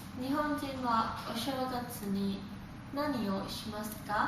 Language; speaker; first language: Japanese; non-native, fluent; Thai